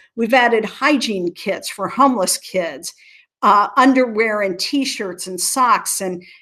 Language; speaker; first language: English; native; English